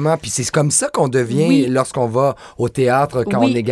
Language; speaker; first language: French; native; French